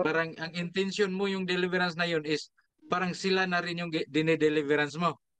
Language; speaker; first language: Filipino; non-native, local second language; Cebuano